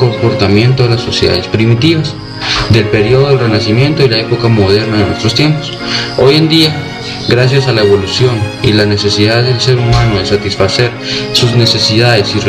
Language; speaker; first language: Spanish; native; Spanish